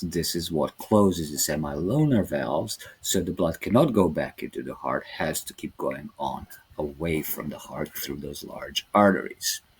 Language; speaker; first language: English; non-native, fluent; Serbian